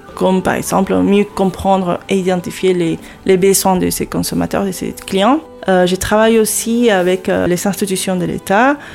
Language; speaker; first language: French; non-native, fluent; Spanish